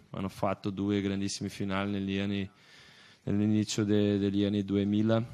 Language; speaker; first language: Italian; non-native, fluent; Portuguese